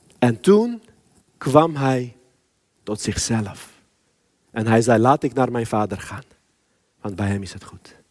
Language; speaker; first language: Dutch; early bilingual, other home language; Armenian